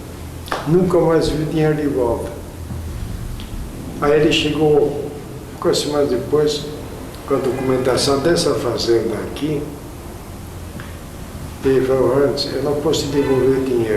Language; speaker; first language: Portuguese; non-native, fluent; German